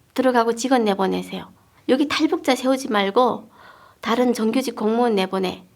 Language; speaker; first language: Korean; native; Korean